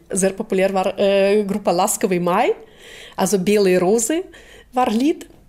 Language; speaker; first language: German; non-native, fluent; Russian